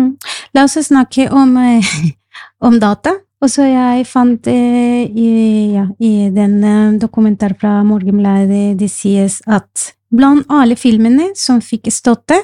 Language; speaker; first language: Norwegian; non-native, fluent; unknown